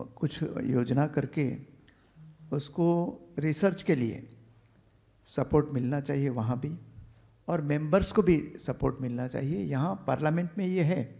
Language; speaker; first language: Hindi; non-native, local second language; Gujarati